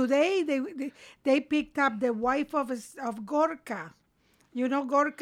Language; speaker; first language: English; non-native, fluent; Spanish